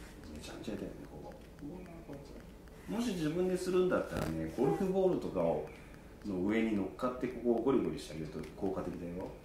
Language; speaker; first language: Japanese; native; Japanese